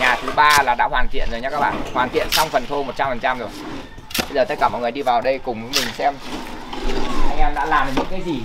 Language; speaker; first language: Vietnamese; native; Vietnamese